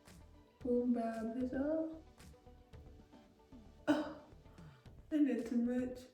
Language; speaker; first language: English; native; English